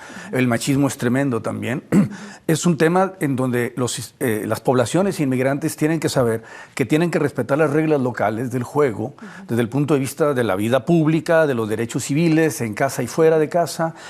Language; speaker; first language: Spanish; native; Spanish